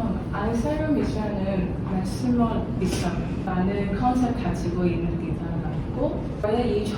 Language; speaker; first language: Korean; non-native, learner; Cantonese